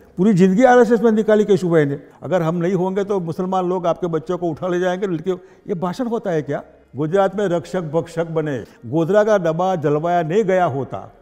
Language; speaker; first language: Hindi; non-native, local second language; Gujarati